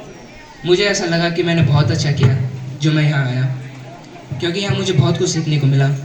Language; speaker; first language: Hindi; native; Hindi